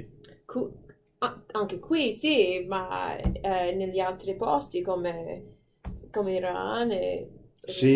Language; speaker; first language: Italian; non-native, fluent; English